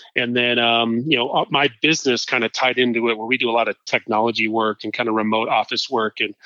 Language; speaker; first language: English; native; English